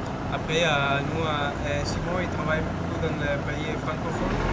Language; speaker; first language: French; non-native, fluent; German